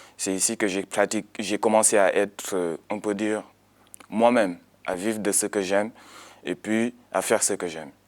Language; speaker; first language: French; non-native, local second language; Wolof